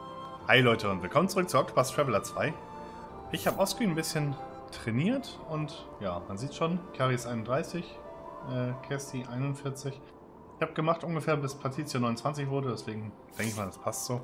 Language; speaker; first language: German; native; German